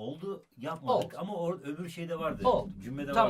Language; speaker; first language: Turkish; native; Turkish